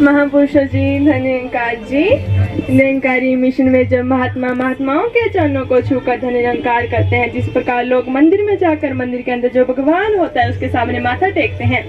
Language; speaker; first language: Hindi; native; Hindi